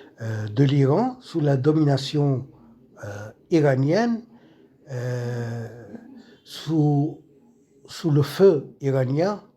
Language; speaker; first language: French; non-native, local second language; Arabic